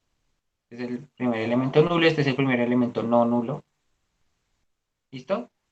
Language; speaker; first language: Spanish; native; Spanish